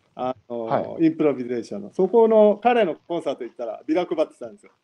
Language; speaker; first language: Japanese; native; Japanese